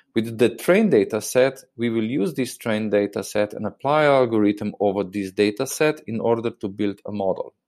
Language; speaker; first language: English; non-native, fluent; Slovenian